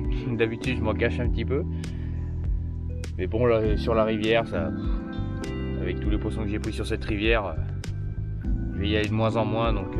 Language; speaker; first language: French; native; French